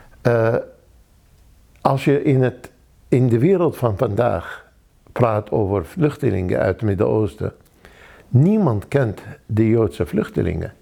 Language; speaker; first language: Dutch; non-native, fluent; Arabic